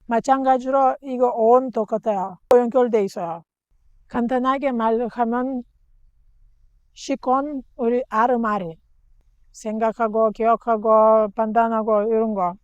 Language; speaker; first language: Korean; non-native, learner; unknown